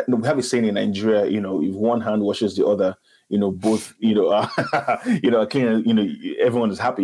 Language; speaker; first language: English; non-native, local second language; Igbo